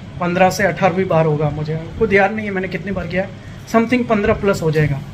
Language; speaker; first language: Hindi; non-native, local second language; Gujarati